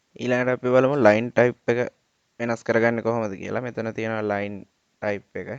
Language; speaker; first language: Sinhala; native; Sinhala